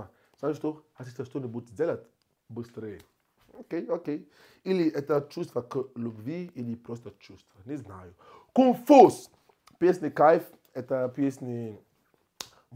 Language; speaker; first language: Russian; non-native, learner; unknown